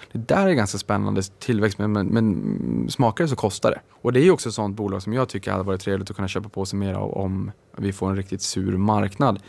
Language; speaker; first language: Swedish; native; Swedish